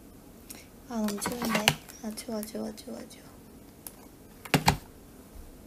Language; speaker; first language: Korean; non-native, fluent; Japanese